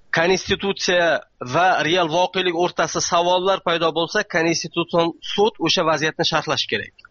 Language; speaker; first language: Uzbek; native; Uzbek